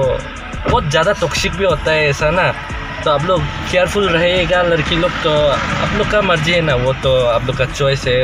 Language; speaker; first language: Hindi; non-native, learner; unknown